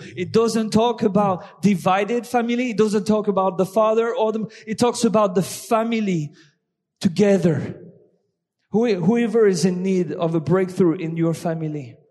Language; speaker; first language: English; non-native, fluent; French